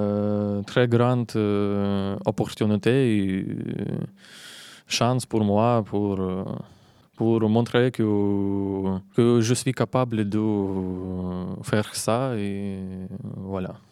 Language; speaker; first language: French; non-native, learner; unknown